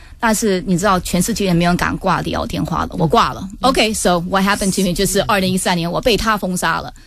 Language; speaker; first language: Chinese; early bilingual, heritage; English